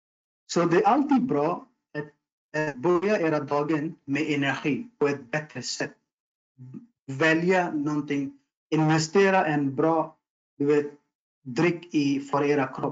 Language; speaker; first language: Swedish; non-native, fluent; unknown